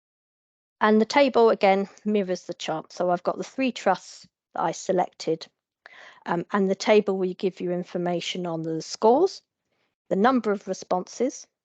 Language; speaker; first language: English; native; English